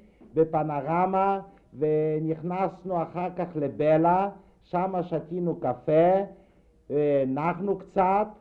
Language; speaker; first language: Hebrew; non-native, fluent; Yiddish